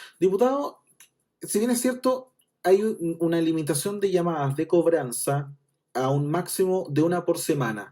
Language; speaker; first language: Spanish; native; Spanish